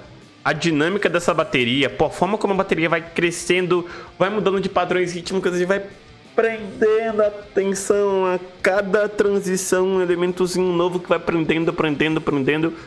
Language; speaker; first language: Portuguese; native; Portuguese